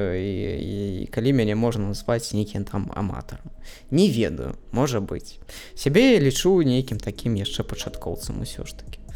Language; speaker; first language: Belarusian; non-native, local second language; Russian